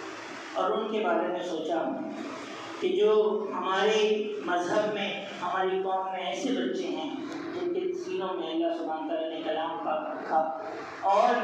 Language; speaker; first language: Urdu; non-native, local second language; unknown